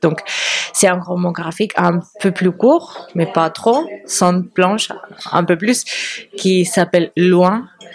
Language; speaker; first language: French; non-native, fluent; Spanish